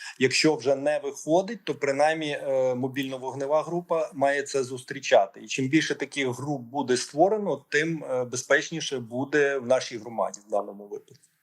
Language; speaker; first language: Ukrainian; native; Ukrainian